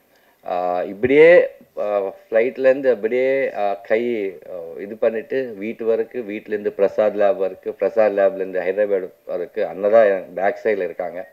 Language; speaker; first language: Tamil; non-native, local second language; Telugu